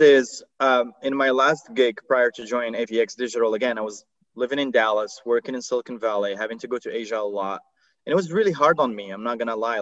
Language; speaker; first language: English; non-native, fluent; Arabic